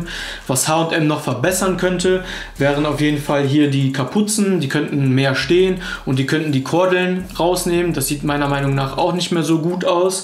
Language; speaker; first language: German; native; German